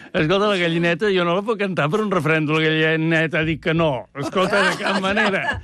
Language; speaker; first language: Catalan; native; Catalan